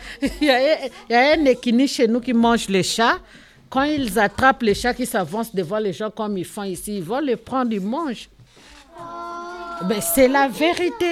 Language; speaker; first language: French; non-native, local second language; Lingala